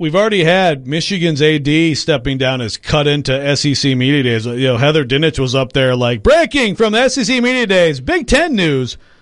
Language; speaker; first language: English; native; English